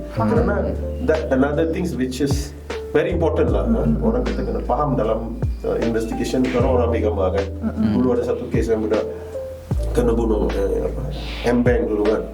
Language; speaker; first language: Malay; non-native, local second language; Tamil